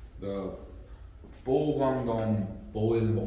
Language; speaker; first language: Korean; non-native, learner; English